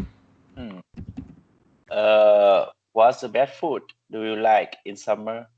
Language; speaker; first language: English; non-native, learner; Vietnamese